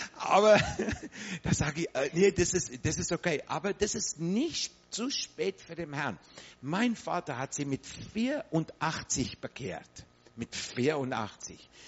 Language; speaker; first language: German; non-native, fluent; English